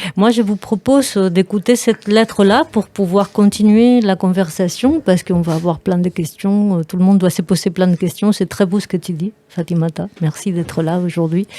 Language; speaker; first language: French; non-native, fluent; Spanish